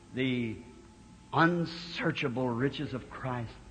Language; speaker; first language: English; native; English